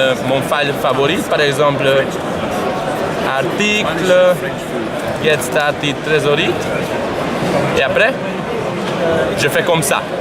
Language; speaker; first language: French; non-native, learner; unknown